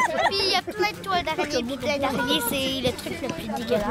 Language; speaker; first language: French; native; French